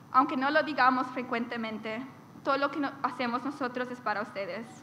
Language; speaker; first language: Spanish; early bilingual, heritage; Spanish